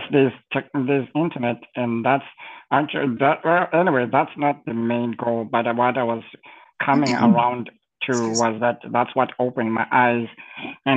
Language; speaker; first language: English; non-native, local second language; Shona